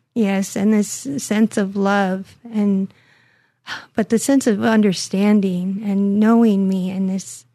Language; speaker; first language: English; native; English